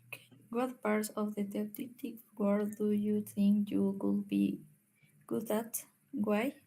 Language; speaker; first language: English; non-native, learner; Spanish